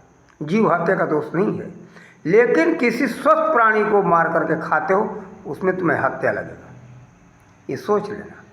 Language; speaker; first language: Hindi; native; Hindi